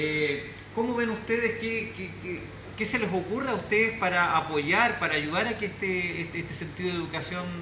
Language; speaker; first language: Spanish; native; Spanish